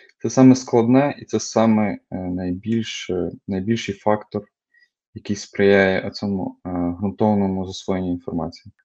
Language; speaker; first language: Ukrainian; native; Ukrainian